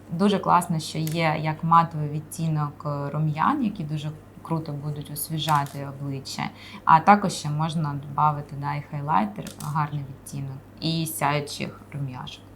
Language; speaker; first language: Ukrainian; non-native, local second language; Russian